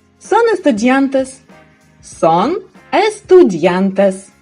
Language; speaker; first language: Spanish; non-native, fluent; Ukrainian